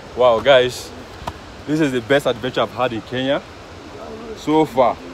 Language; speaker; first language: English; non-native, local second language; Igbo